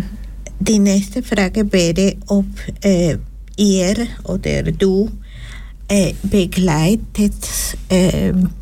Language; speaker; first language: German; non-native, learner; Spanish